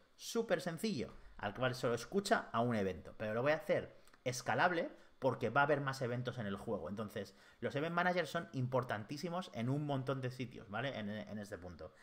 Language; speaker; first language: Spanish; native; Spanish